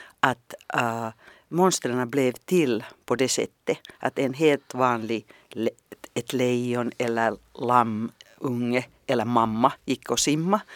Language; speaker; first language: Swedish; non-native, fluent; Finnish